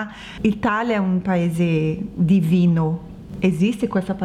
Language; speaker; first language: Italian; non-native, learner; Portuguese